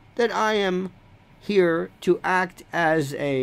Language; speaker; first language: English; native; English